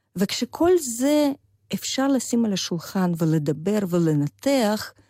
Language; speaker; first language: Hebrew; non-native, fluent; Russian